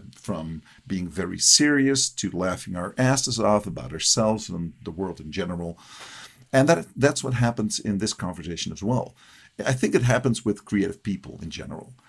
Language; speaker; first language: English; early bilingual, other home language; Dutch